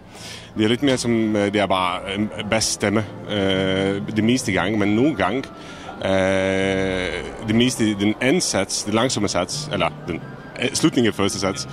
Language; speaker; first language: Danish; non-native, fluent; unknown